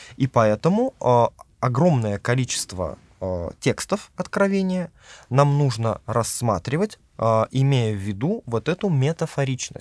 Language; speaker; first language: Russian; native; Russian